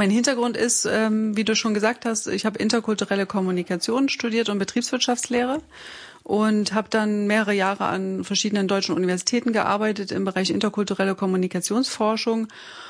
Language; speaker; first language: German; native; German